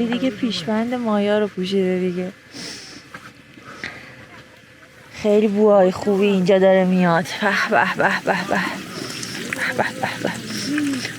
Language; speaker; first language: Persian; native; Persian